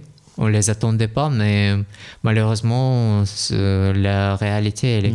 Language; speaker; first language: French; non-native, learner; Russian